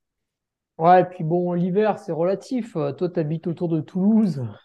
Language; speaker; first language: French; native; French